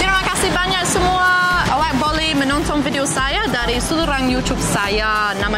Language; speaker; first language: Indonesian; non-native, learner; English